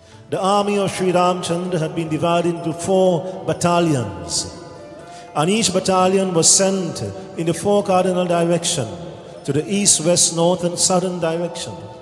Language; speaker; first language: English; native; English